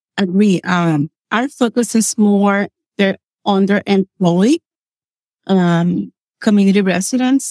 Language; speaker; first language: English; non-native, fluent; Spanish